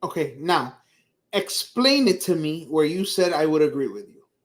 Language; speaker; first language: English; native; English